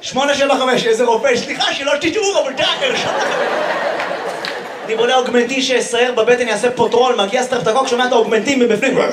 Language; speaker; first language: Hebrew; native; Hebrew